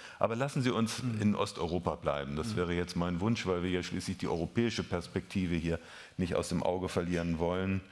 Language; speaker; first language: German; native; German